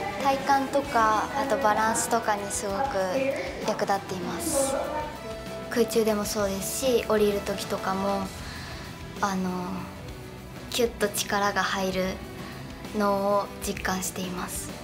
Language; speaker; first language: Japanese; native; Japanese